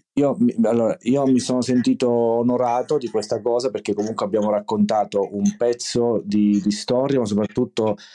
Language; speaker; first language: Italian; native; Italian